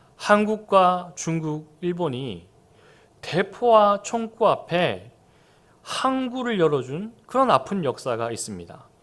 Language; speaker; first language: Korean; native; Korean